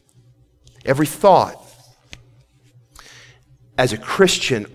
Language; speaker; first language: English; native; English